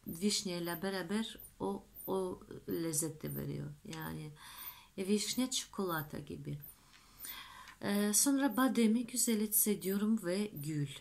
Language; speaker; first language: Turkish; non-native, fluent; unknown